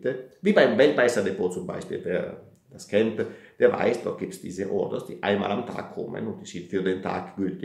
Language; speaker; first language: German; non-native, fluent; Italian